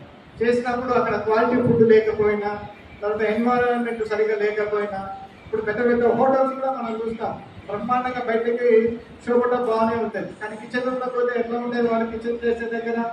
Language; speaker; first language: Telugu; native; Telugu